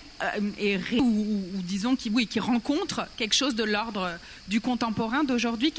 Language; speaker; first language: French; native; French